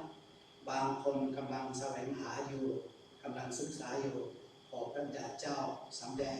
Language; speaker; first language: Thai; non-native, local second language; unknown